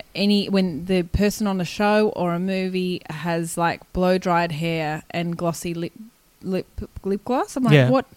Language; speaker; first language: English; native; English